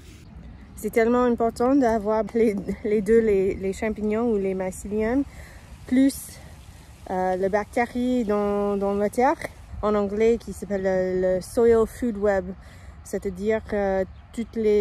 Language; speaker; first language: French; non-native, fluent; English